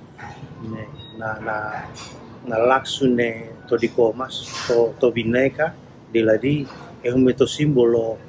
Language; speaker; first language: Greek; non-native, learner; Indonesian